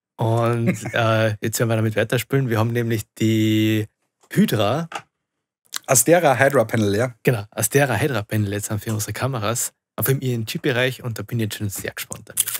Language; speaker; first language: German; native; German